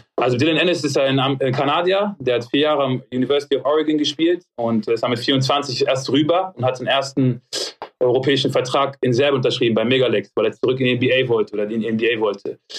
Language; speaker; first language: German; early bilingual, other home language; French